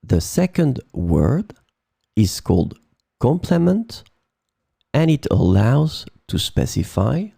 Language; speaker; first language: English; non-native, fluent; French